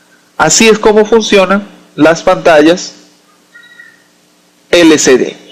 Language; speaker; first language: Spanish; native; Spanish